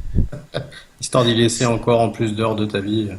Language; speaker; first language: French; native; French